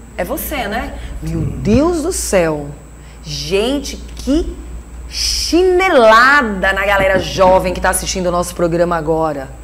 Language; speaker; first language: Portuguese; native; Portuguese